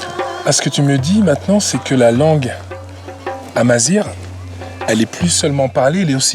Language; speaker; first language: French; native; French